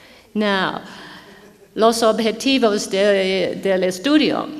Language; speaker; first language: Spanish; non-native, fluent; English